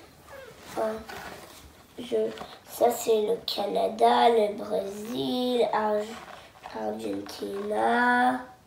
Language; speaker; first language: French; non-native, local second language; English